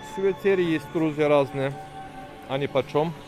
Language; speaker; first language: Russian; non-native, learner; Turkish